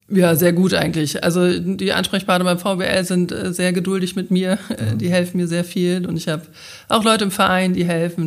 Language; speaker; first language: German; native; German